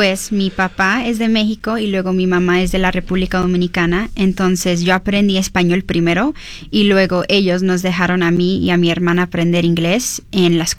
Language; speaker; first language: Spanish; early bilingual, heritage; Spanish